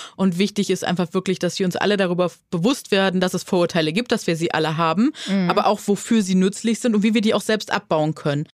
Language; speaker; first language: German; native; German